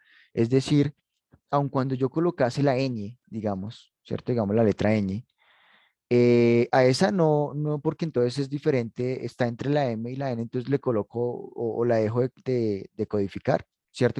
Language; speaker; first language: Spanish; native; Spanish